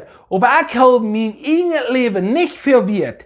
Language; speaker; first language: German; non-native, learner; English